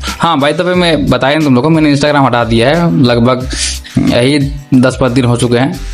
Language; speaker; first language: Hindi; native; Hindi